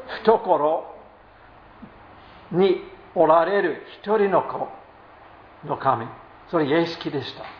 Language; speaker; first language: Japanese; non-native, fluent; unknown